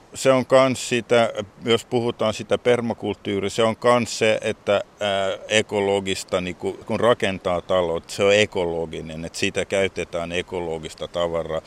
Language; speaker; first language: Finnish; non-native, local second language; Swedish